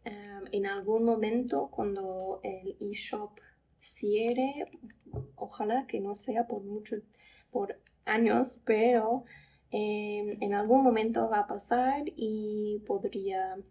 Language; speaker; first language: Spanish; non-native, fluent; English